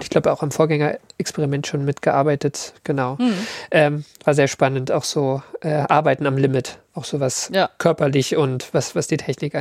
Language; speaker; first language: German; native; German